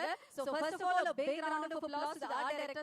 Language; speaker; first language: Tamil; native; Tamil